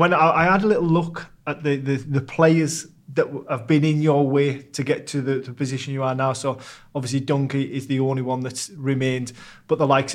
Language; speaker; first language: English; native; English